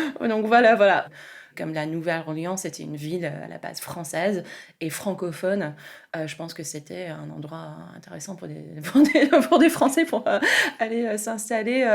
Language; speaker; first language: French; non-native, fluent; English